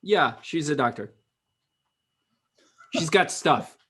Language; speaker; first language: English; native; English